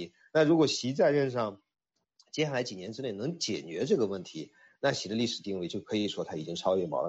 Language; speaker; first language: Chinese; native; Chinese